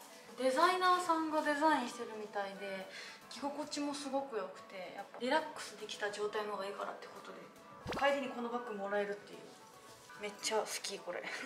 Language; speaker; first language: Japanese; native; Japanese